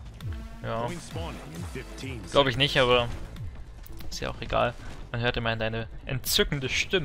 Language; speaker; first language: German; native; German